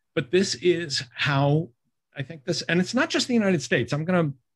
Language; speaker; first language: English; native; English